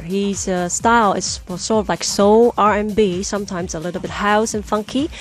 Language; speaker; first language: English; non-native, fluent; Chinese